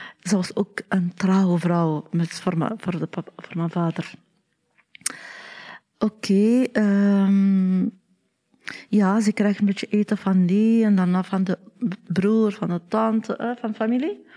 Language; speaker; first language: Dutch; non-native, learner; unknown